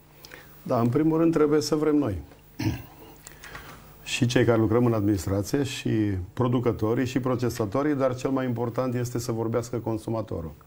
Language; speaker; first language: Romanian; native; Romanian